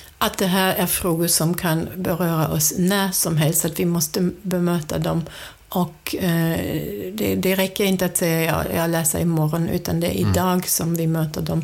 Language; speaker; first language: Swedish; non-native, fluent; German